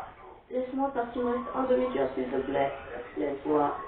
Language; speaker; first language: French; native; French